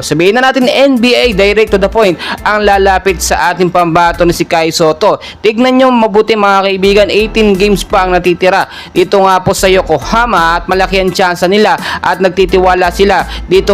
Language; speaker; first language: Filipino; native; Filipino